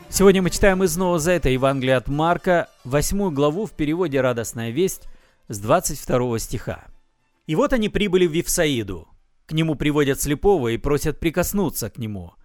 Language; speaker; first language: Russian; native; Russian